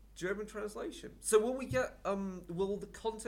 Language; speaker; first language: English; native; English